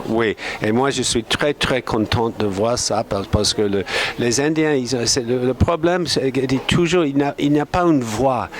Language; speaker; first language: French; non-native, fluent; English